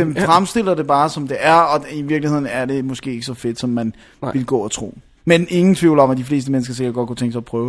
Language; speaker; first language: Danish; native; Danish